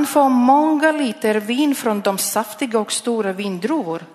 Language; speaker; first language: Swedish; non-native, learner; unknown